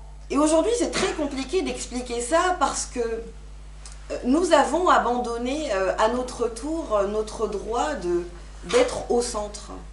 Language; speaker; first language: French; non-native, local second language; Arabic